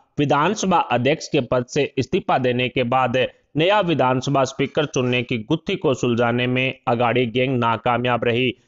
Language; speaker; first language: Hindi; native; Hindi